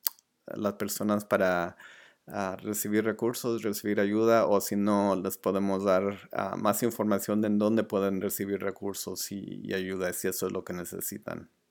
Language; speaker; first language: Spanish; early bilingual, other home language; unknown